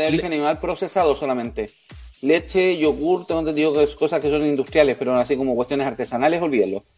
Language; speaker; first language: Spanish; native; Spanish